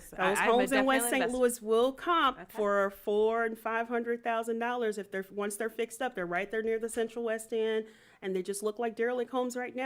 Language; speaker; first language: English; native; English